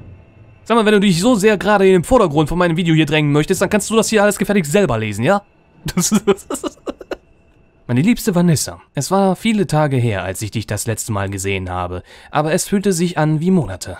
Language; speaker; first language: German; native; German